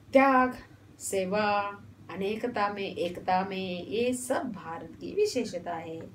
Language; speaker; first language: Hindi; non-native, local second language; Kannada